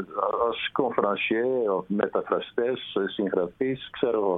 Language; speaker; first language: Greek; non-native, fluent; Dutch